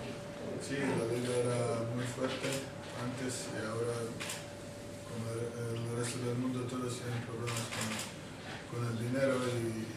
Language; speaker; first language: Spanish; non-native, fluent; Croatian